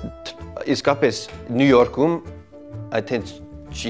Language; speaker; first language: Armenian; non-native, learner; English